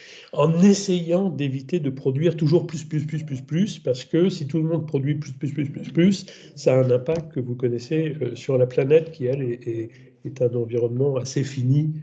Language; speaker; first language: French; native; French